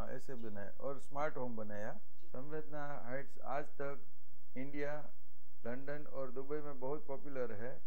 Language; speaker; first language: Hindi; non-native, local second language; Gujarati